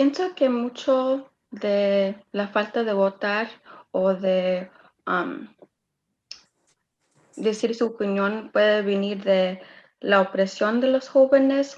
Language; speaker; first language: Spanish; early bilingual, heritage; Spanish